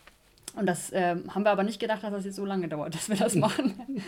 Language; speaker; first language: German; native; German